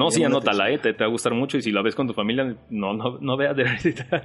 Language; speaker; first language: Spanish; native; Spanish